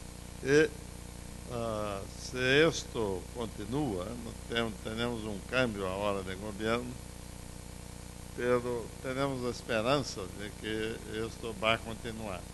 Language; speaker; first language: Portuguese; non-native, fluent; Spanish